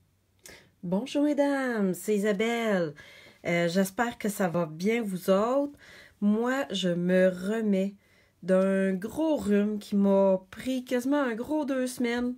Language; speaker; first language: French; native; French